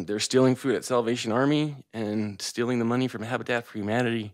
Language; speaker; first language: English; early bilingual, other home language; Spanish